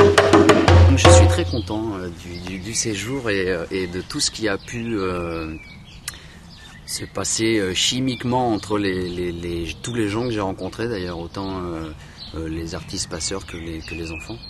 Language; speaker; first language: French; native; French